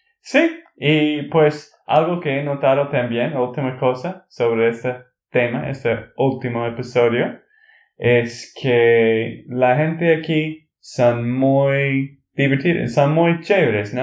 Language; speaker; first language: Spanish; non-native, learner; English